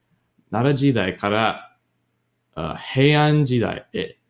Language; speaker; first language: Japanese; non-native, learner; English